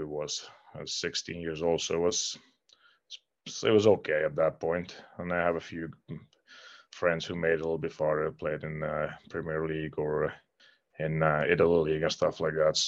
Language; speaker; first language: English; non-native, fluent; Finnish